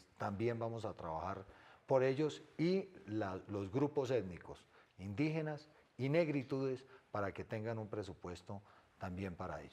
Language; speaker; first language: Spanish; native; Spanish